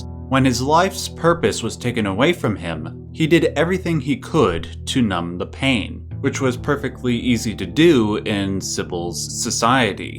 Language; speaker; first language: English; native; English